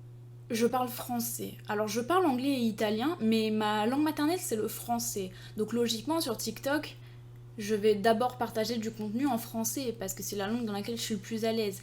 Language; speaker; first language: French; native; French